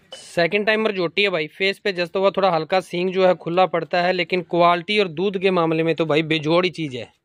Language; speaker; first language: Hindi; non-native, local second language; Punjabi